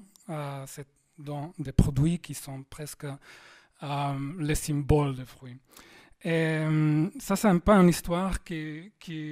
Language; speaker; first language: French; non-native, fluent; Slovenian